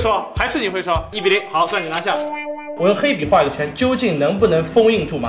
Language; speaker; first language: Chinese; native; Chinese